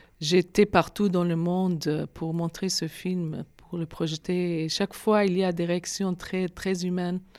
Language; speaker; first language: French; non-native, fluent; Arabic